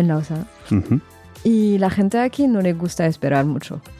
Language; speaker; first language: Spanish; non-native, fluent; French